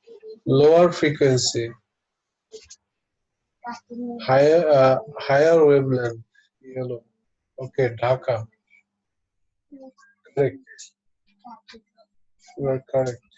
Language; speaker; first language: English; non-native, local second language; Bangla